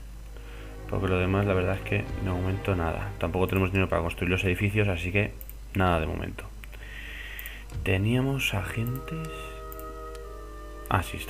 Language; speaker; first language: Spanish; native; Spanish